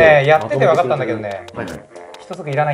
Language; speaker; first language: Japanese; native; Japanese